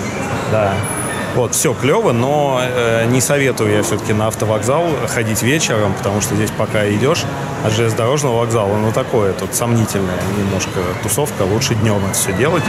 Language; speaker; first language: Russian; native; Russian